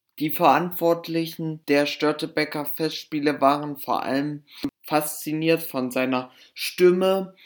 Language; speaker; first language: German; native; German